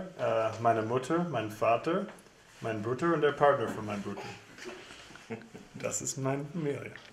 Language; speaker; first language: German; non-native, fluent; English